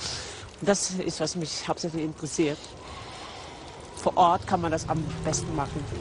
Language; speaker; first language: German; non-native, fluent; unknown